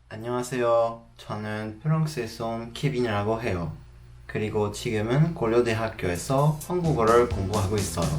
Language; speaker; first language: Korean; non-native, learner; French